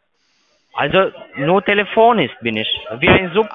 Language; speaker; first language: German; non-native, learner; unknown